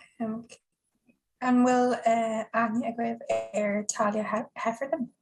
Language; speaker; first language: Irish; non-native, local second language; English